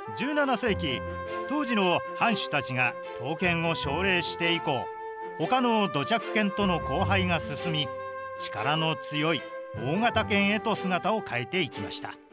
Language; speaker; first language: Japanese; non-native, fluent; English